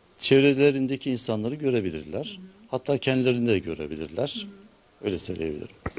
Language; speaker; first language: Turkish; native; Turkish